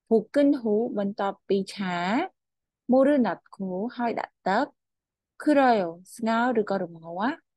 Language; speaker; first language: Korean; non-native, fluent; Khmer